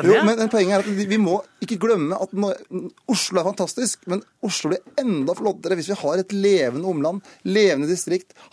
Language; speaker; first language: Norwegian; native; Norwegian